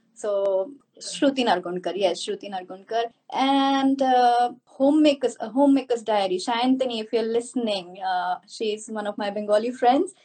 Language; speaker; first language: English; non-native, local second language; Marathi